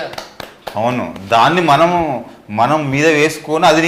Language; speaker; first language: Telugu; native; Telugu